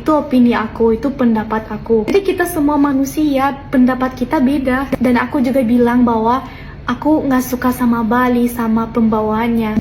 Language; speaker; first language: Indonesian; non-native, fluent; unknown